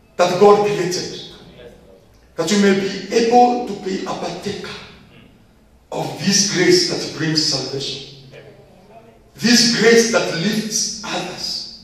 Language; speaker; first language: English; non-native, local second language; Swahili